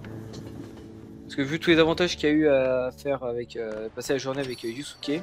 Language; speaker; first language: French; native; French